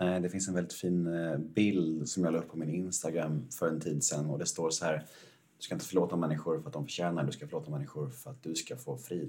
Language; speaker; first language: Swedish; native; Swedish